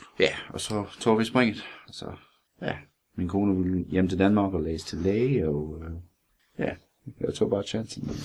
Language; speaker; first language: Danish; non-native, fluent; English